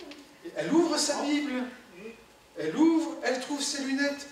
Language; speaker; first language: French; native; French